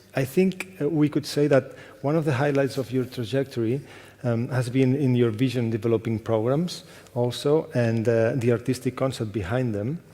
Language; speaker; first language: English; non-native, fluent; Catalan